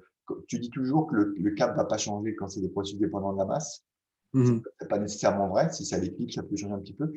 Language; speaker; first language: French; native; French